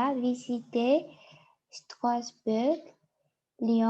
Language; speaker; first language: French; non-native, learner; Chinese